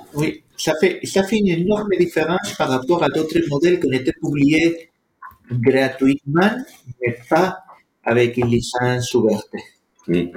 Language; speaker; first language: French; non-native, fluent; Spanish